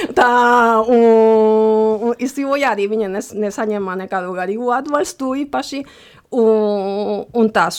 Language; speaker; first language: Latvian; non-native, fluent; Spanish